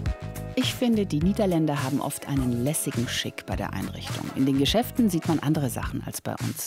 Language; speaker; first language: German; native; German